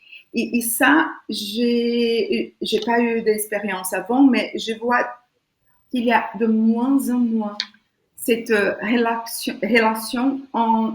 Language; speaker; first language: French; non-native, fluent; Portuguese